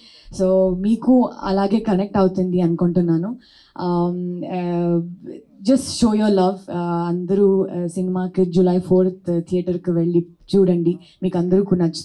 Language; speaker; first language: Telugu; non-native, learner; Kannada